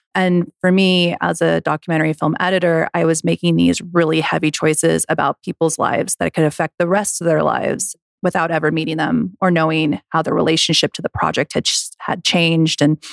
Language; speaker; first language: English; native; English